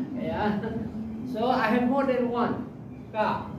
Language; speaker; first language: English; non-native, local second language; Malay